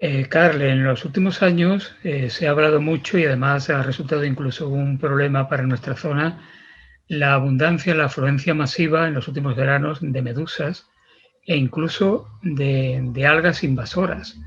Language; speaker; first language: Spanish; native; Spanish